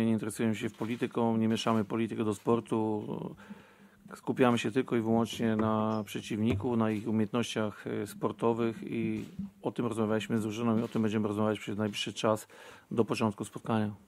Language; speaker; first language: Polish; native; Polish